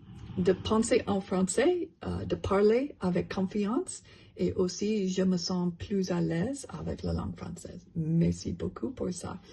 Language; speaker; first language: French; non-native, learner; English